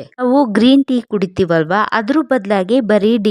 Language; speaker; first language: Kannada; native; Kannada